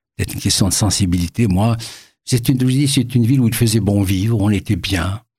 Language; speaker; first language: French; native; French